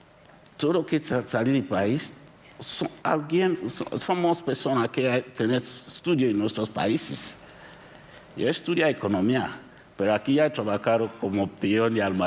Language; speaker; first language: Spanish; non-native, learner; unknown